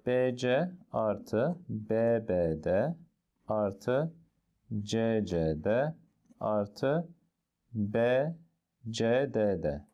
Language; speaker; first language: Turkish; native; Turkish